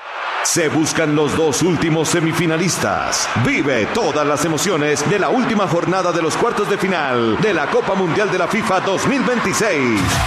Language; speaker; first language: Spanish; native; Spanish